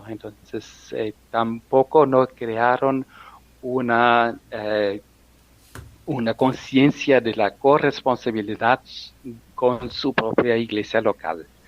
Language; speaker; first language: Spanish; non-native, fluent; German